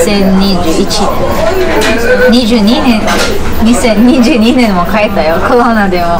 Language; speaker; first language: Japanese; native; Japanese